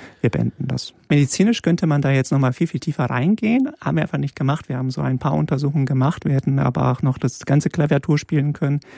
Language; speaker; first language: German; early bilingual, other home language; Polish